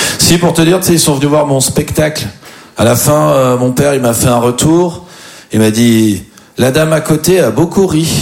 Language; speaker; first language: French; native; French